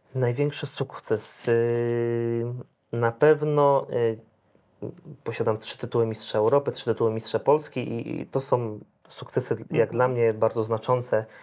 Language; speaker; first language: Polish; native; Polish